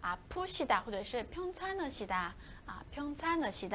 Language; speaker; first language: Korean; non-native, fluent; Chinese